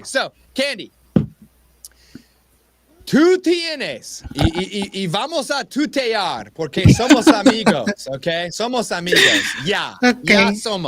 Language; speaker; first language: Spanish; non-native, learner; English